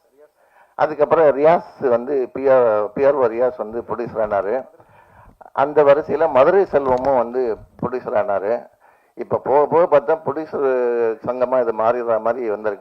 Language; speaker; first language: Tamil; native; Tamil